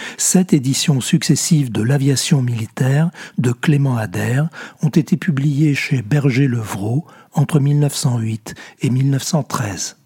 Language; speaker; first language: French; native; French